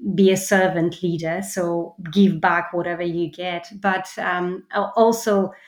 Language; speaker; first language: English; non-native, fluent; Polish